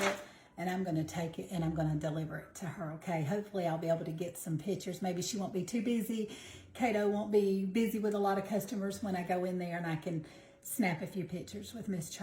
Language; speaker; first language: English; native; English